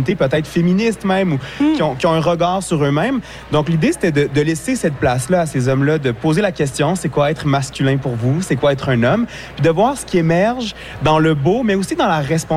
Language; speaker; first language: French; native; French